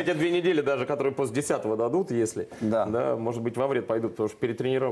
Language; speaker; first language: Russian; native; Russian